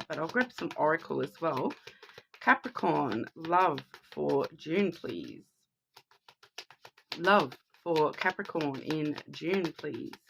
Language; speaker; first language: English; native; English